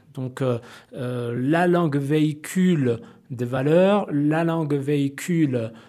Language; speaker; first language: French; non-native, fluent; Spanish